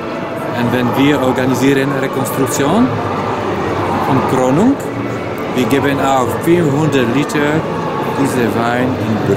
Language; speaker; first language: German; non-native, learner; Slovak